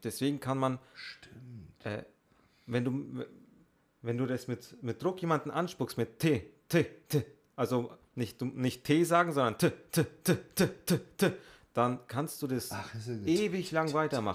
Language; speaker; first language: German; native; German